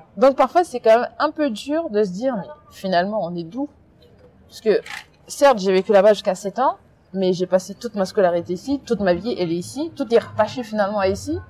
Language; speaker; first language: French; early bilingual, other home language; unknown